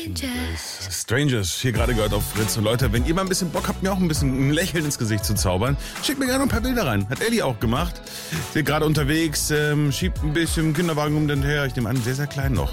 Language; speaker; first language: German; native; German